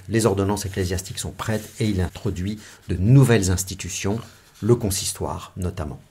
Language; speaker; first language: French; native; French